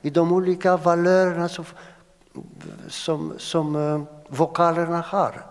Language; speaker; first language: Swedish; non-native, fluent; Greek